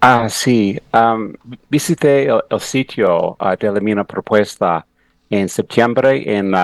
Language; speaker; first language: Spanish; non-native, fluent; English